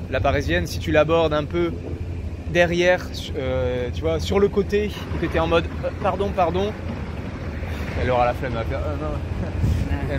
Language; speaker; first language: French; native; French